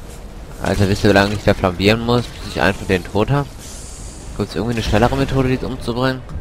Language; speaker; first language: German; native; German